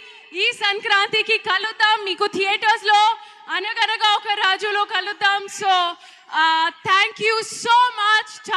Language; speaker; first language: Telugu; non-native, learner; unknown